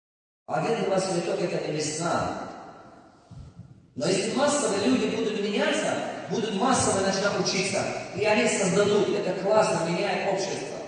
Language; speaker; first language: Russian; non-native, local second language; Tajik